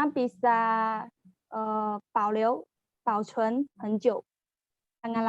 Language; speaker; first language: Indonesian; non-native, learner; Chinese